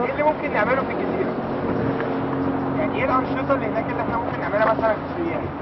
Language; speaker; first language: Arabic; native; Arabic